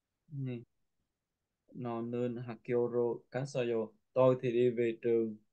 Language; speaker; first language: Korean; non-native, learner; Vietnamese